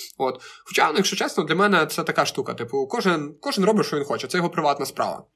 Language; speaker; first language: Ukrainian; native; Ukrainian